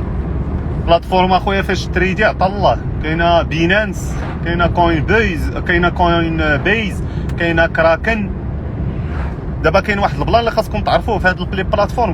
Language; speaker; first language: Arabic; native; Arabic